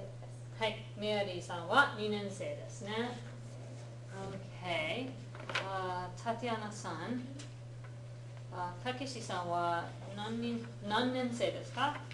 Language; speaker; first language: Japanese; non-native, fluent; English